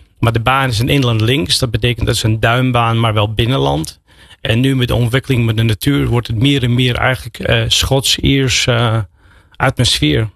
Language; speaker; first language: Dutch; non-native, fluent; English